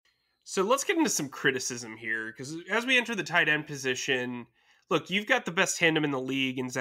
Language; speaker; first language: English; native; English